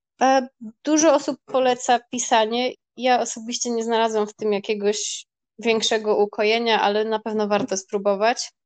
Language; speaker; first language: Polish; early bilingual, heritage; Polish